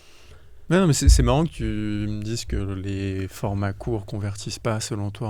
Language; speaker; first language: French; native; French